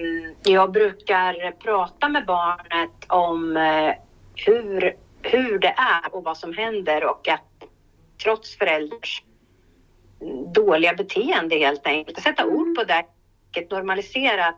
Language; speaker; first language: Swedish; native; Swedish